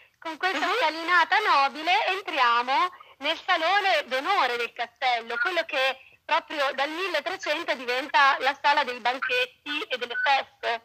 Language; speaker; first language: Italian; native; Italian